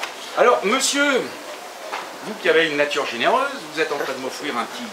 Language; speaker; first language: French; native; French